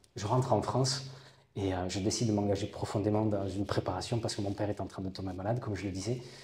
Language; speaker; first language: French; native; French